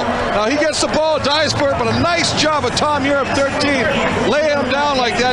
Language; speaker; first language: English; native; English